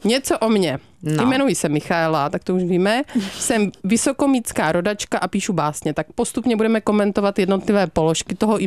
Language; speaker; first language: Czech; native; Czech